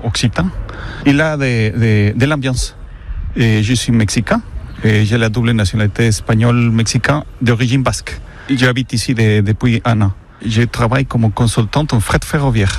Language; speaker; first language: French; non-native, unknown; Spanish